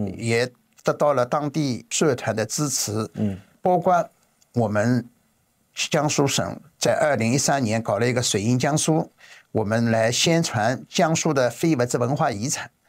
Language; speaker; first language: Chinese; native; Chinese